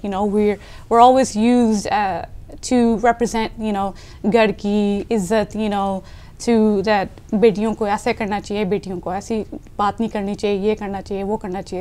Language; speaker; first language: English; native; English